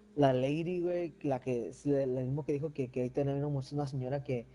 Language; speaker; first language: Spanish; early bilingual, heritage; Spanish